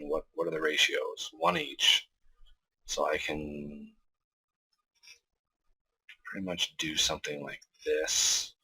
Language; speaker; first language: English; native; English